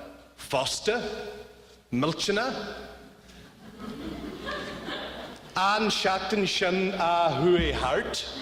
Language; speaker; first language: Irish; non-native, learner; English